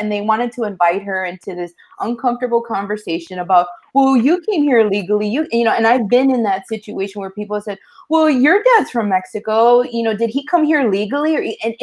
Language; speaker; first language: English; early bilingual, other home language; Spanish